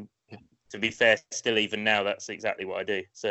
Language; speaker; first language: English; native; English